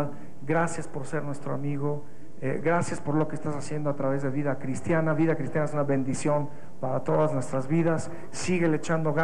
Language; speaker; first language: Spanish; native; Spanish